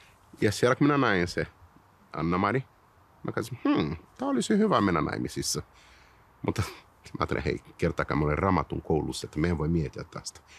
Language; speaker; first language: Finnish; non-native, fluent; Portuguese